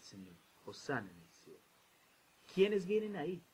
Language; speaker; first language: Spanish; native; Spanish